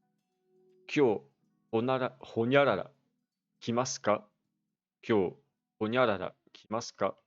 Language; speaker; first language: Japanese; non-native, fluent; French